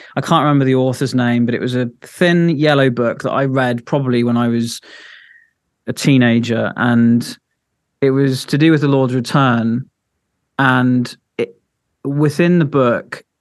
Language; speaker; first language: English; native; English